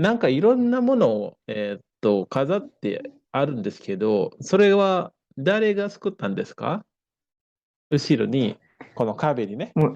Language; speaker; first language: Japanese; non-native, fluent; Indonesian